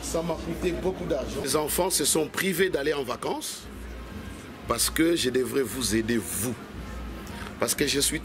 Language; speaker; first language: French; non-native, local second language; Kongo